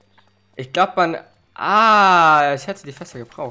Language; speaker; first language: German; native; German